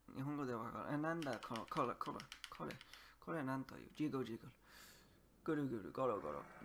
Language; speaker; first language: Japanese; non-native, learner; English